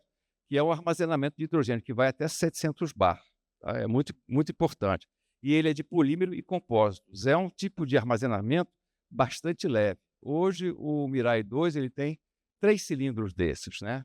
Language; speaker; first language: Portuguese; native; Portuguese